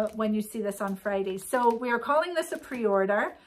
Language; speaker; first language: English; native; English